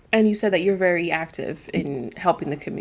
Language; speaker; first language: English; native; English